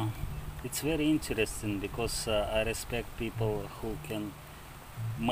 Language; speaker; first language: English; non-native, learner; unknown